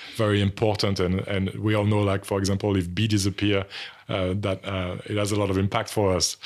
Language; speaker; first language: English; non-native, fluent; French